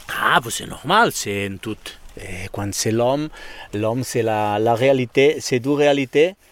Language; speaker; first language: French; non-native, fluent; Spanish